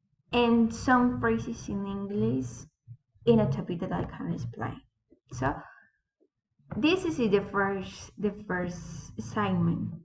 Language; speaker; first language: English; non-native, learner; Spanish